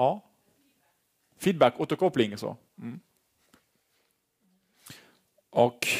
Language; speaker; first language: Swedish; non-native, fluent; French